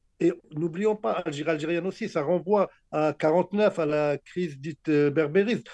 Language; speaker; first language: French; non-native, local second language; Arabic